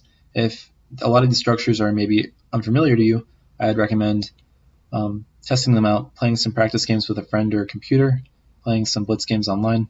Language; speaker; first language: English; native; English